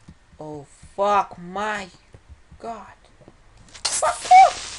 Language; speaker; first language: English; non-native, learner; Lithuanian